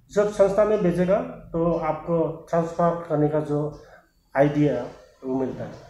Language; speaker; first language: Hindi; non-native, local second language; Bodo